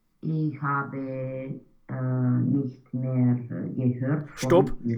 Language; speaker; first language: German; non-native, learner; Romanian